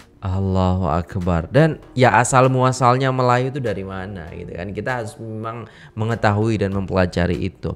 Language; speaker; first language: Indonesian; native; Indonesian